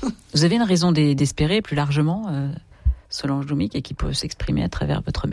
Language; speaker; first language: French; native; French